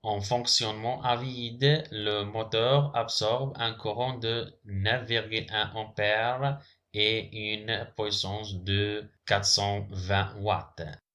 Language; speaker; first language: French; non-native, local second language; Arabic